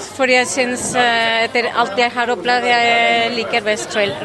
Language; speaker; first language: Norwegian; non-native, fluent; Spanish